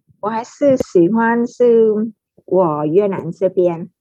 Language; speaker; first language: Chinese; non-native, fluent; Vietnamese